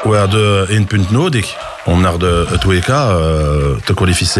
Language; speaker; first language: Dutch; non-native, local second language; French